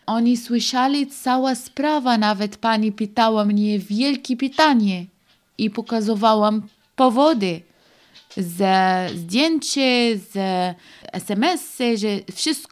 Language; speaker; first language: Polish; non-native, learner; Arabic